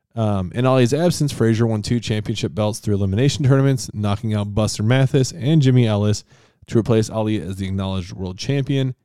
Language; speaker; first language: English; native; English